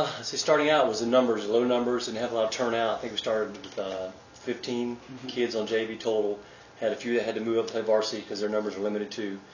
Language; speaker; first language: English; native; English